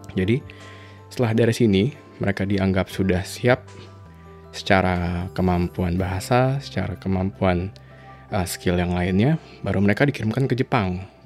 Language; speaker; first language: Indonesian; native; Indonesian